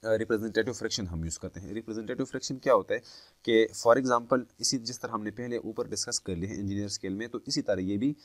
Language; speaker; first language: Hindi; native; Hindi